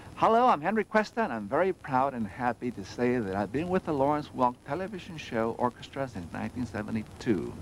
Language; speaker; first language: English; native; English